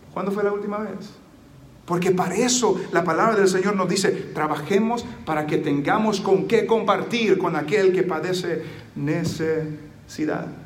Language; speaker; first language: Spanish; early bilingual, heritage; Spanish